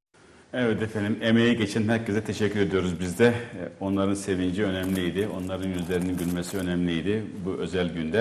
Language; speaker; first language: Turkish; native; Turkish